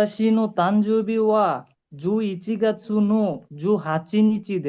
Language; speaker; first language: Japanese; non-native, learner; Bangla